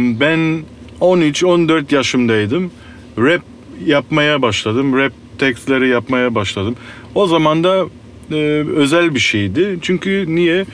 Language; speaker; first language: Turkish; early bilingual, heritage; Turkish